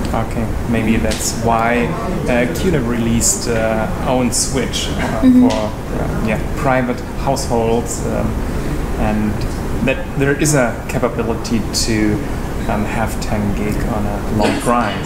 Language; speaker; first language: English; non-native, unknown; German